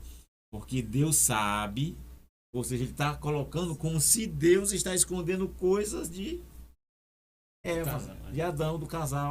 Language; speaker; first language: Portuguese; native; Portuguese